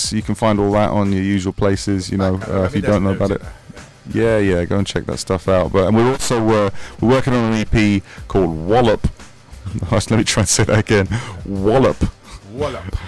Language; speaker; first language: English; native; English